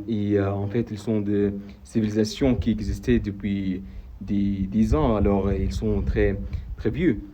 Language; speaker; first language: French; non-native, fluent; Arabic